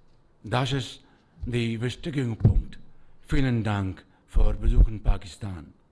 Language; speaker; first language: German; non-native, learner; Punjabi